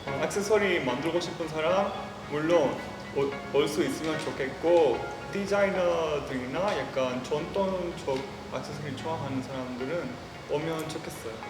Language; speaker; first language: Korean; non-native, learner; Spanish